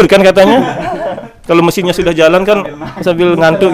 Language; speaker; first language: Indonesian; native; Indonesian